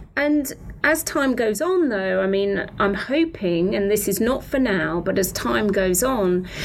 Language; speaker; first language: English; native; English